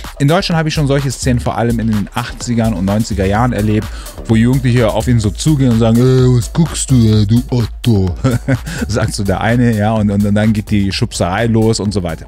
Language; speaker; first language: German; native; German